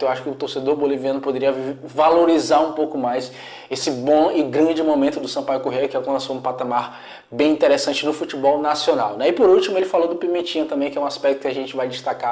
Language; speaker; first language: Portuguese; native; Portuguese